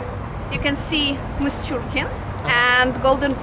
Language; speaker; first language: English; non-native, fluent; Russian